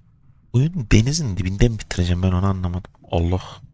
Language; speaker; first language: Turkish; native; Turkish